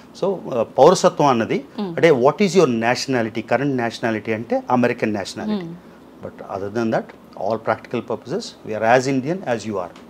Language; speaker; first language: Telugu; native; Telugu